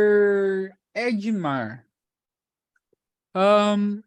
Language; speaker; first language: English; non-native, fluent; Portuguese